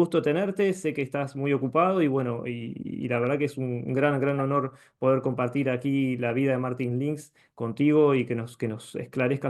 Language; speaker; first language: Spanish; native; Spanish